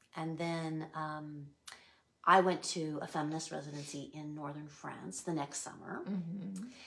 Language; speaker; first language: English; native; English